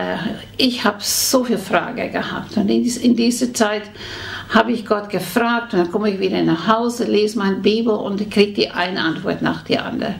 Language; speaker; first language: German; non-native, fluent; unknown